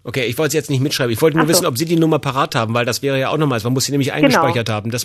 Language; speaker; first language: German; native; German